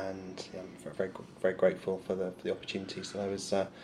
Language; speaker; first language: English; native; English